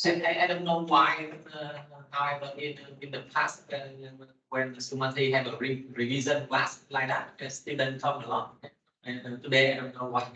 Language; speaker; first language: English; non-native, learner; Vietnamese